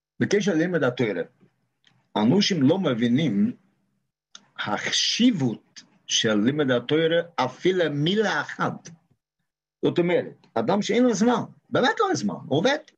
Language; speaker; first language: Hebrew; non-native, local second language; Yiddish